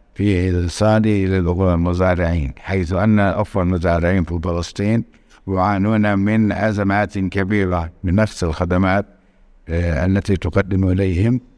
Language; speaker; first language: Arabic; native; Arabic